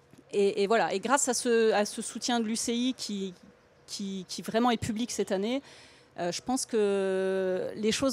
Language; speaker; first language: French; native; French